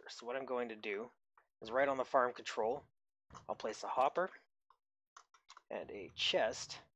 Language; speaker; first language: English; native; English